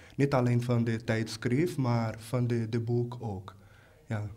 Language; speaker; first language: Dutch; non-native, learner; Portuguese